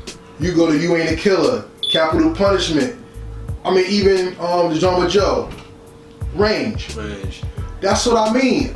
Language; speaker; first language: English; native; English